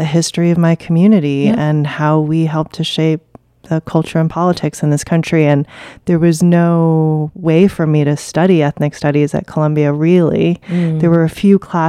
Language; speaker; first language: English; early bilingual, other home language; Chinese